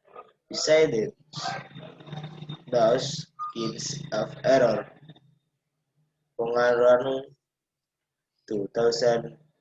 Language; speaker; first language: English; non-native, learner; Indonesian